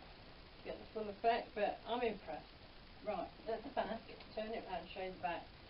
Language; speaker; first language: English; native; English